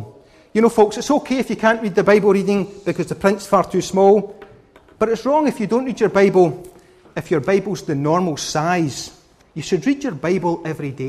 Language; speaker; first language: English; native; English